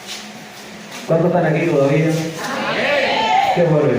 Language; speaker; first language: Spanish; native; Spanish